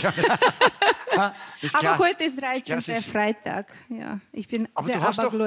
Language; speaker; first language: German; non-native, fluent; Russian